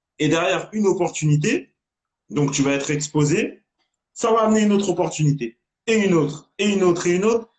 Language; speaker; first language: French; native; French